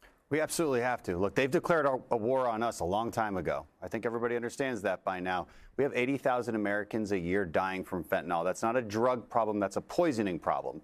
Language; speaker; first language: English; native; English